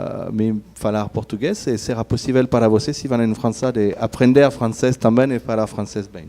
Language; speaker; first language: Portuguese; non-native, learner; French